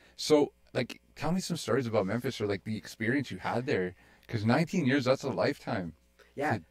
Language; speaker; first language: English; native; English